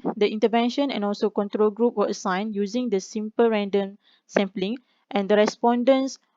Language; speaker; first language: English; non-native, local second language; Malay